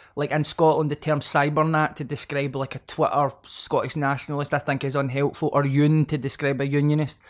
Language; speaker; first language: English; native; English